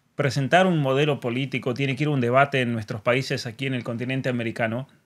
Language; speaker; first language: Spanish; native; Spanish